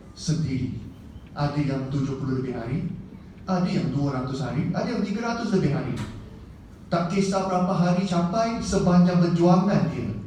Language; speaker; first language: Malay; non-native, local second language; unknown